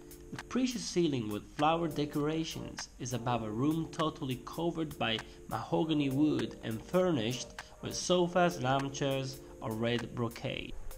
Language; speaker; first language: English; non-native, fluent; Italian